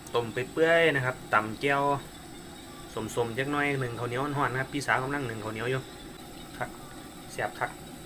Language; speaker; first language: Thai; native; Thai